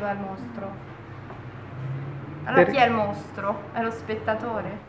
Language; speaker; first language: Italian; native; Italian